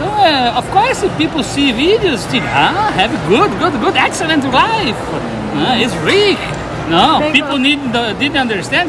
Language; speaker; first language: English; non-native, learner; Portuguese